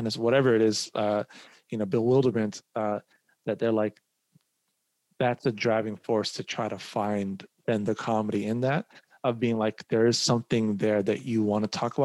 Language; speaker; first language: English; early bilingual, other home language; Somali